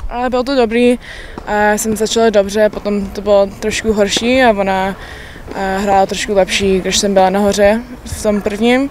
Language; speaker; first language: Czech; early bilingual, heritage; Czech